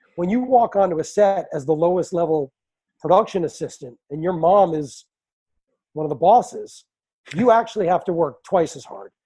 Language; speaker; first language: English; native; English